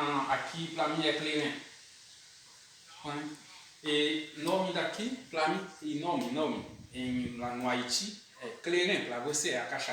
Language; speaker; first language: Portuguese; non-native, learner; Haitian Creole